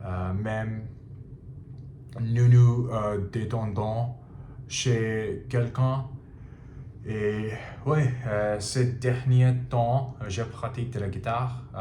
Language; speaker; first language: French; non-native, learner; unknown